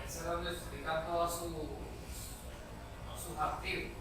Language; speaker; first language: Spanish; native; Spanish